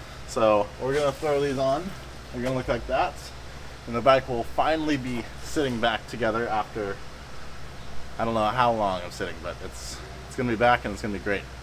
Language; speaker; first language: English; native; English